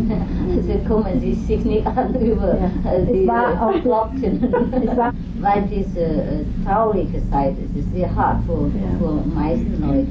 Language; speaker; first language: German; non-native, fluent; Vietnamese